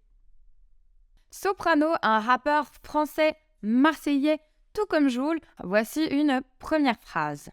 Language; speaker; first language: French; native; French